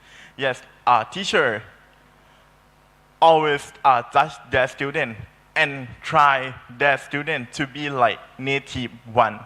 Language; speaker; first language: English; non-native, learner; Thai